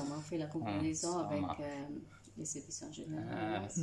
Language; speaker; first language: French; non-native, fluent; Italian